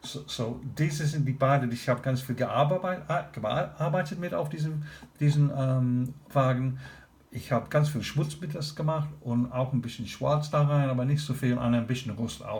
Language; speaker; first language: German; non-native, learner; English